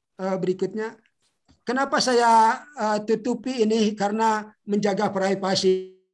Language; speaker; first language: Indonesian; native; Indonesian